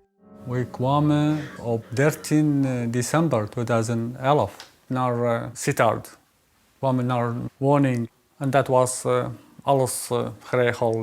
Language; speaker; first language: Dutch; non-native, learner; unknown